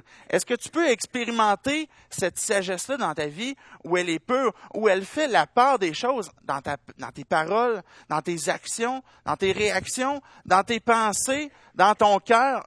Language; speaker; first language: French; native; French